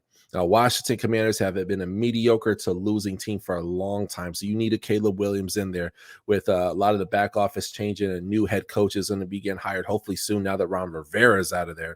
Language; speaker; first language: English; native; English